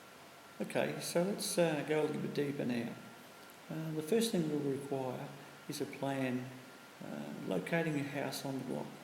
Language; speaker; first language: English; native; English